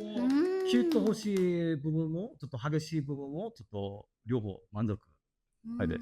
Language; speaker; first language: Japanese; non-native, learner; English